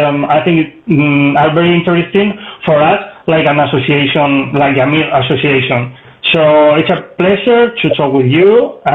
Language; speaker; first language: English; non-native, learner; Spanish